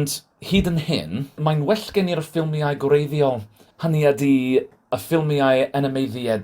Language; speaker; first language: Welsh; non-native, learner; English